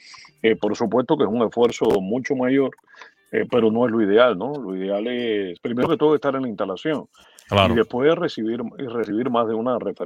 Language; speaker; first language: Spanish; native; Spanish